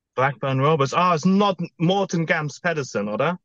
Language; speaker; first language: German; non-native, learner; English